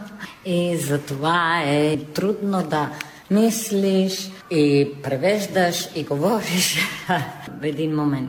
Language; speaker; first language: Bulgarian; non-native, fluent; Italian